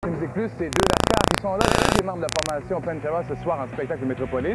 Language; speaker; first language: French; native; French